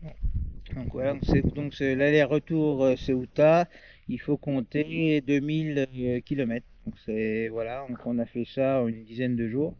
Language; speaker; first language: French; native; French